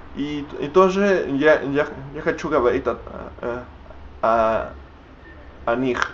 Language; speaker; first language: Russian; non-native, learner; Spanish